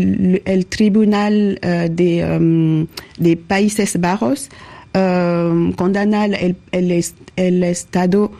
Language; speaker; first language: Spanish; non-native, learner; French